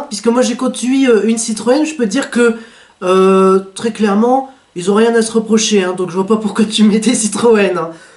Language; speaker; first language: French; native; French